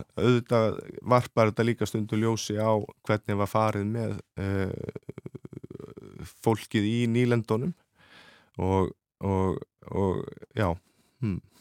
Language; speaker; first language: Icelandic; native; Icelandic